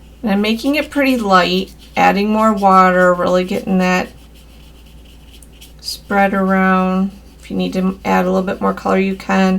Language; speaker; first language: English; native; English